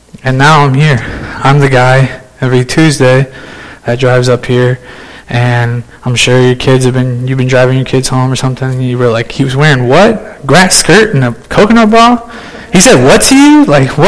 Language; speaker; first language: English; native; English